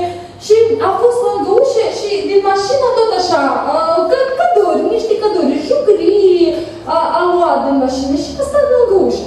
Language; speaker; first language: Romanian; non-native, learner; Russian